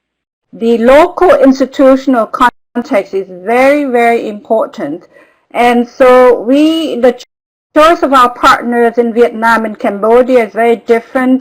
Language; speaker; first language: English; non-native, fluent; Vietnamese